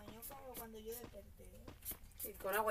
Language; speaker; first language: Spanish; native; Spanish